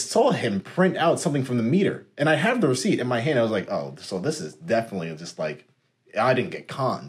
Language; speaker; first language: English; native; English